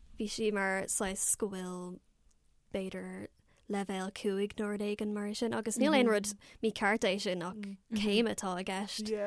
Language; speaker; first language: Irish; non-native, local second language; English